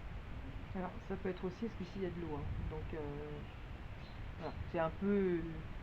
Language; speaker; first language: French; native; French